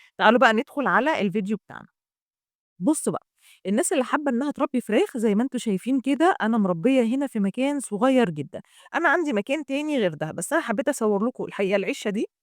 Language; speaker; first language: Egyptian Arabic; native; Egyptian Arabic